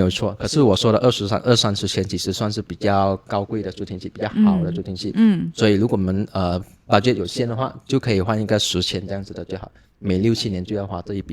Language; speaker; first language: Chinese; non-native, local second language; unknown